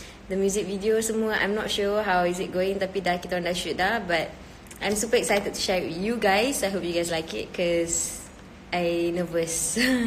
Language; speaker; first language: English; non-native, local second language; Malay